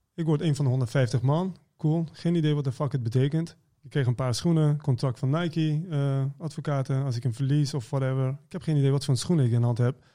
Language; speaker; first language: Dutch; early bilingual, other home language; Persian